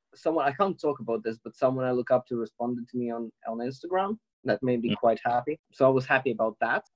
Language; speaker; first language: English; non-native, fluent; Ukrainian